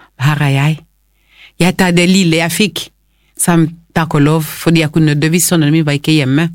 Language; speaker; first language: Norwegian; non-native, fluent; Lingala